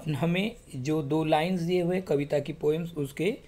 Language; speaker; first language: Hindi; non-native, local second language; Marathi